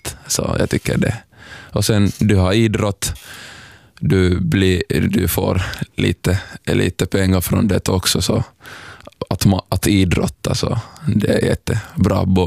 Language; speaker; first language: Swedish; non-native, local second language; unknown